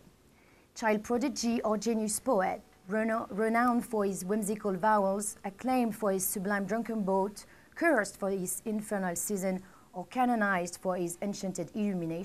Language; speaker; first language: English; non-native, fluent; French